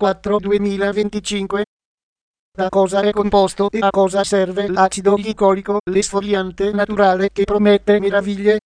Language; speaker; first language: Italian; native; Italian